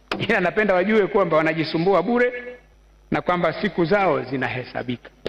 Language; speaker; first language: Swahili; native; Swahili